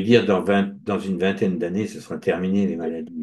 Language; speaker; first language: French; native; French